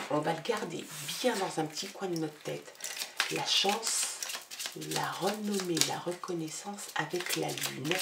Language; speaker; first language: French; native; French